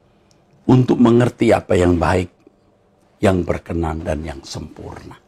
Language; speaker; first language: Indonesian; native; Indonesian